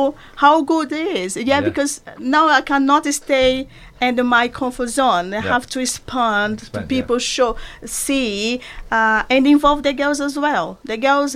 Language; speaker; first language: English; non-native, learner; Portuguese